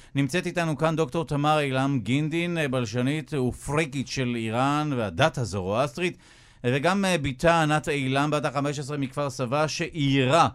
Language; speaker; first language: Hebrew; native; Hebrew